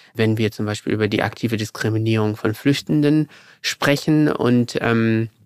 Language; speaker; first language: German; early bilingual, other home language; Arabic